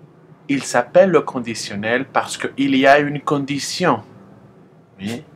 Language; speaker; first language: French; non-native, fluent; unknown